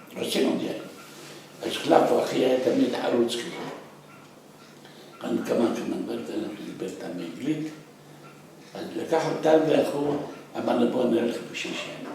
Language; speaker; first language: Hebrew; non-native, local second language; Arabic